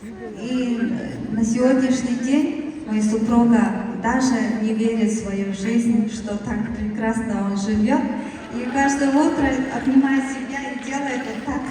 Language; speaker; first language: Russian; non-native, learner; Mongolian